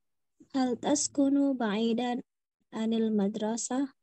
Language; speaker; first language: Arabic; non-native, learner; Indonesian